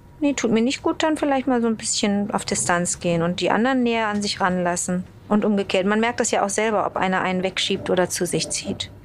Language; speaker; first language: German; early bilingual, other home language; English